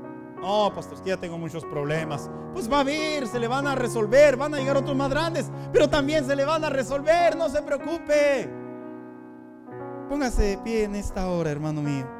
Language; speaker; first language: Spanish; native; Spanish